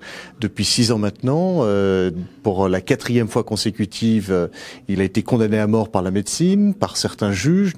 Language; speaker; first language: French; native; French